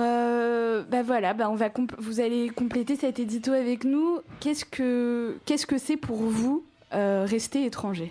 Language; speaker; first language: French; native; French